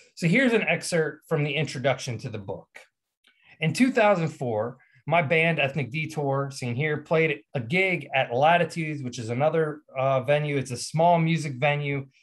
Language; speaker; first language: English; native; English